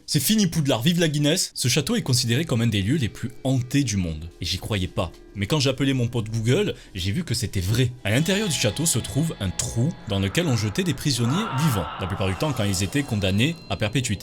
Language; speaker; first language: French; native; French